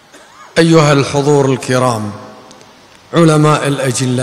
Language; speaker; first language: Arabic; native; Arabic